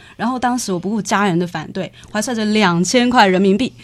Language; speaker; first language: Chinese; native; Chinese